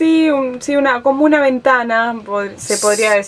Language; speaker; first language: Spanish; native; Spanish